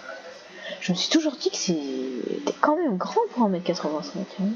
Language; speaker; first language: French; native; French